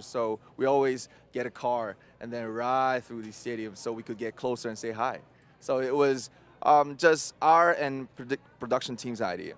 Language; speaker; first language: English; non-native, fluent; Korean